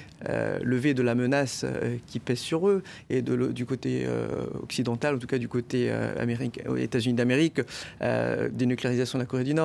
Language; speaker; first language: French; native; French